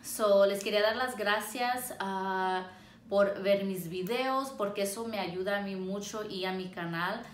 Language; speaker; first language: Spanish; early bilingual, heritage; Spanish